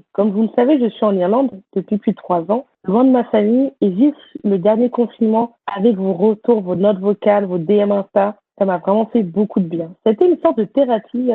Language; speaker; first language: French; native; French